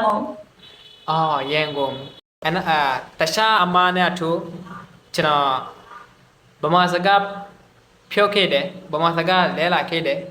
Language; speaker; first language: Burmese; non-native, learner; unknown